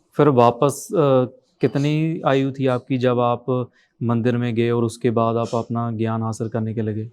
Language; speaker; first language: Hindi; non-native, local second language; Punjabi